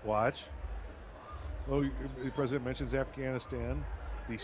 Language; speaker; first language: English; native; English